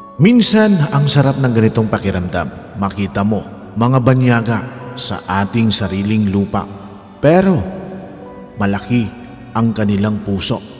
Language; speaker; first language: Filipino; native; Filipino